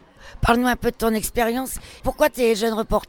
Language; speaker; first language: French; native; French